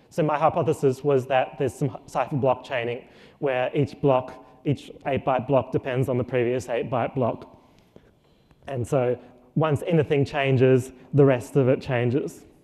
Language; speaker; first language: English; native; English